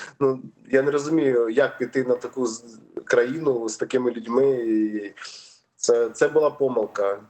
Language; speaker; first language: Ukrainian; native; Ukrainian